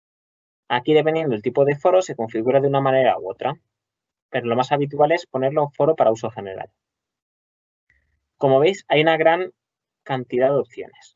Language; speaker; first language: Spanish; native; Spanish